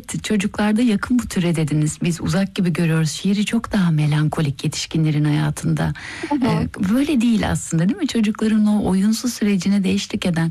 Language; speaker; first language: Turkish; native; Turkish